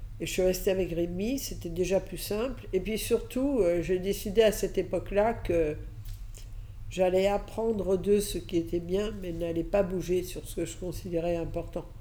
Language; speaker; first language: French; early bilingual, other home language; Catalan